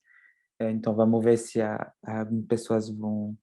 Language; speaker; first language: Portuguese; non-native, fluent; French